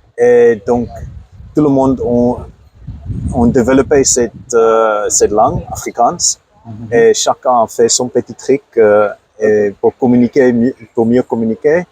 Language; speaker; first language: French; non-native, fluent; Afrikaans